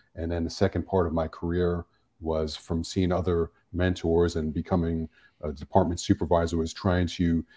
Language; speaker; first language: English; native; English